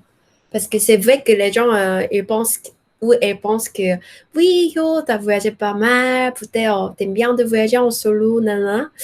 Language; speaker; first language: French; non-native, learner; Korean